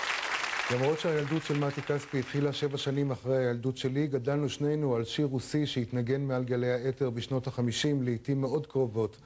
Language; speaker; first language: Hebrew; native; Hebrew